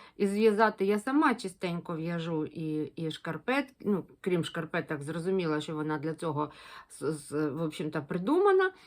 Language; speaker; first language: Ukrainian; non-native, local second language; Russian